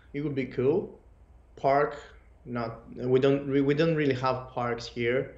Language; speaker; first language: English; non-native, fluent; Greek